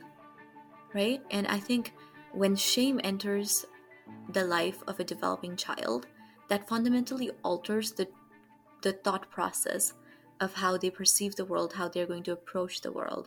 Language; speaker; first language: English; non-native, local second language; Nepali